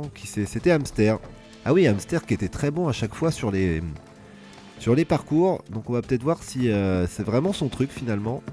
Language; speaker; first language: French; native; French